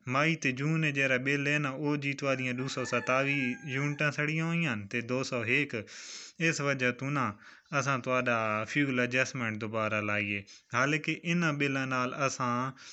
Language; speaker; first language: Punjabi; non-native, local second language; Saraiki